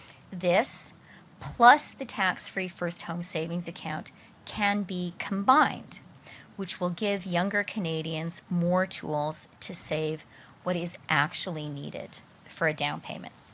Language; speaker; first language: English; native; English